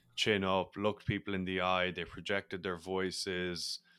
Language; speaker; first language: English; native; English